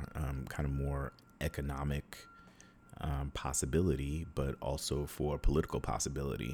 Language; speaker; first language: English; native; English